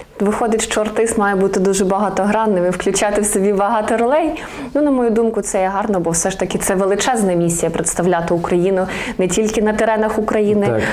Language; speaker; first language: Ukrainian; native; Ukrainian